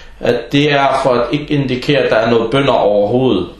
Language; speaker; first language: Danish; early bilingual, other home language; Arabic